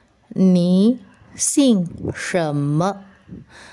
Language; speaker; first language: Chinese; non-native, fluent; Indonesian